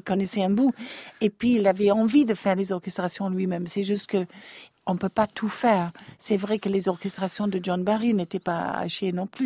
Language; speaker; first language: French; non-native, learner; English